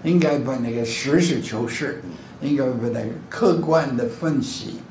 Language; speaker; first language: Chinese; non-native, fluent; English